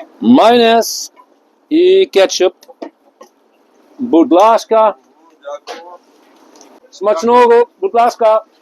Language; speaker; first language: Ukrainian; non-native, learner; Dutch